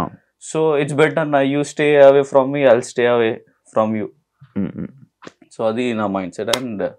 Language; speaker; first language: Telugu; non-native, learner; Hindi